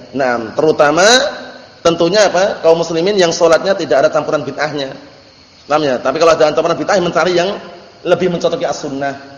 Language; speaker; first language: Indonesian; native; Indonesian